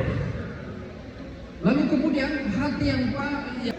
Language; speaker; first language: Indonesian; non-native, local second language; Buginese